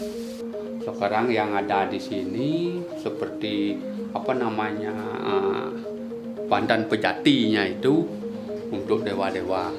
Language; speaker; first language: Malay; non-native, local second language; Balinese